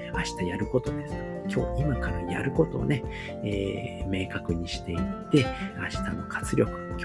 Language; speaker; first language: Japanese; native; Japanese